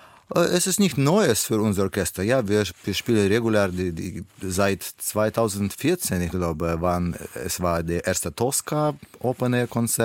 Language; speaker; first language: German; non-native, learner; Russian